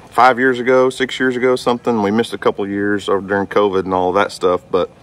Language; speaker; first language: English; native; English